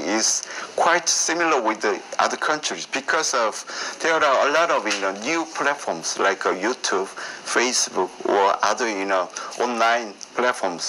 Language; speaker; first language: English; non-native, learner; Korean